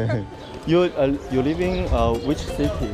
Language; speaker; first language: English; non-native, learner; Chinese